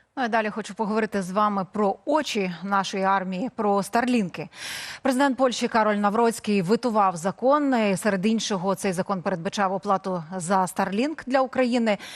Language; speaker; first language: Ukrainian; native; Ukrainian